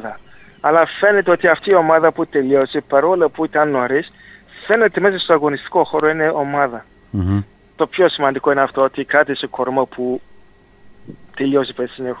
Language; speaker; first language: Greek; non-native, fluent; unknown